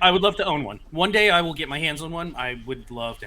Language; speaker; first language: English; native; English